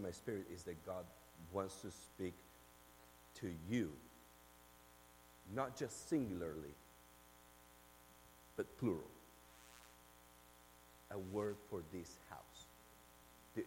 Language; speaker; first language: English; non-native, fluent; Spanish